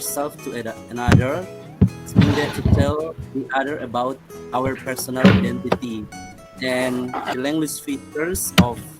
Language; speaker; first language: English; non-native, learner; Indonesian